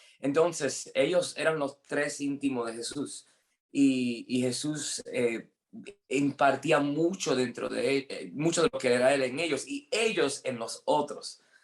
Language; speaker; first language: Spanish; non-native, fluent; English